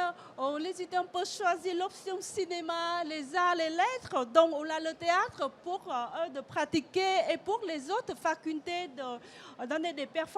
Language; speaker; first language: French; non-native, fluent; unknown